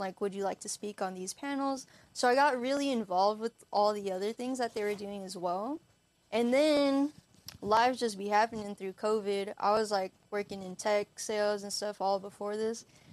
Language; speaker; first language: English; native; English